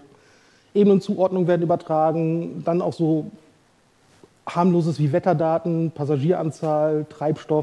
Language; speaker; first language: German; native; German